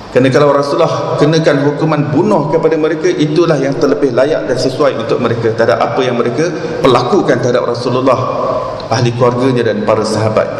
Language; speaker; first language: Malay; native; Malay